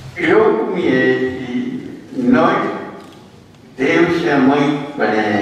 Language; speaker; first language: Portuguese; non-native, local second language; Kayapó